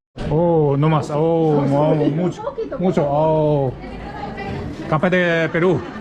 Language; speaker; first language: Spanish; non-native, learner; Korean